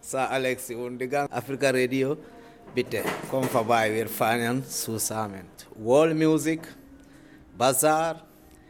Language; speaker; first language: German; non-native, learner; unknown